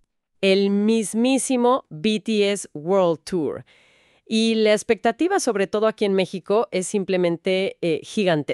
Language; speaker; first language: Spanish; native; Spanish